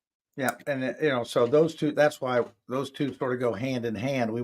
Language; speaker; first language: English; native; English